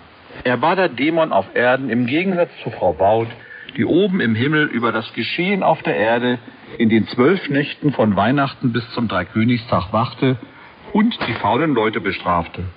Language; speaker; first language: German; native; German